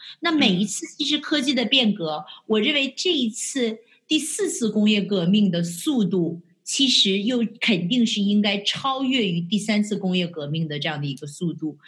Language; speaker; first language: Chinese; native; Chinese